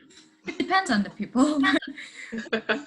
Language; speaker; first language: English; non-native, learner; Mongolian